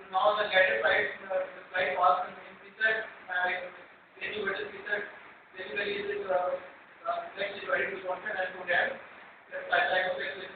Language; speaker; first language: English; non-native, learner; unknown